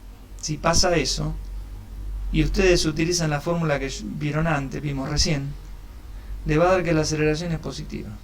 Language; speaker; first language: Spanish; native; Spanish